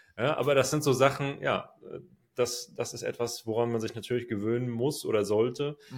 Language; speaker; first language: German; native; German